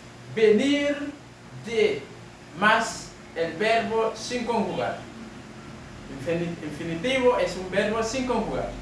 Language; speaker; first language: Spanish; non-native, learner; French